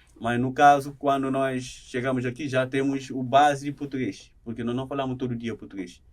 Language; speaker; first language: Portuguese; non-native, local second language; Kabuverdianu